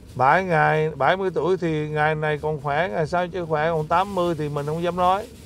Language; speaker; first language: Vietnamese; native; Vietnamese